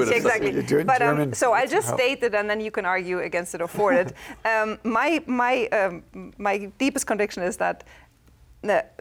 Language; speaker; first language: English; non-native, fluent; German